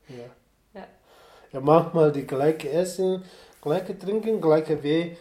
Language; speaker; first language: German; non-native, learner; Sherpa